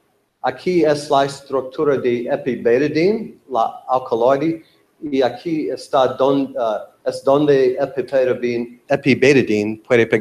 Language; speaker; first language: Spanish; non-native, learner; English